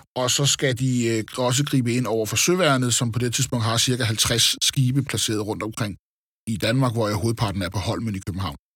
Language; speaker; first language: Danish; native; Danish